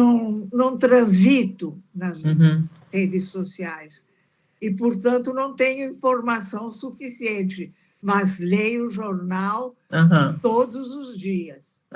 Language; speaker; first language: Portuguese; early bilingual, other home language; Italian